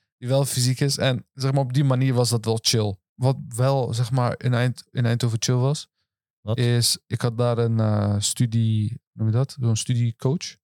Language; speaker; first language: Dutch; early bilingual, other home language; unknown